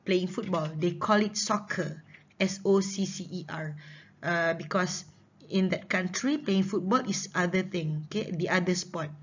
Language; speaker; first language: English; non-native, local second language; Malay